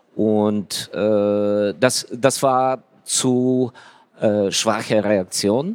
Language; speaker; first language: German; non-native, fluent; Ukrainian